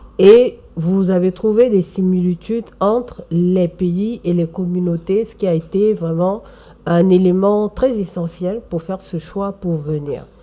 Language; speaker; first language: French; non-native, local second language; Bambara